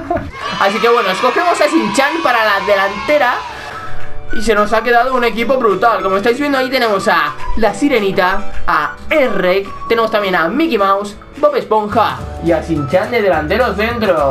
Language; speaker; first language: Spanish; native; Spanish